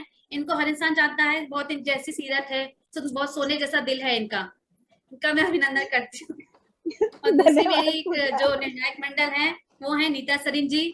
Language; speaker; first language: Hindi; native; Hindi